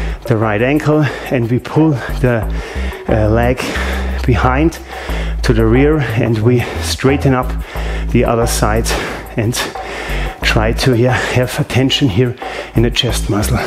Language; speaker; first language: English; non-native, fluent; German